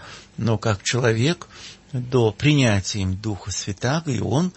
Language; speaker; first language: Russian; native; Russian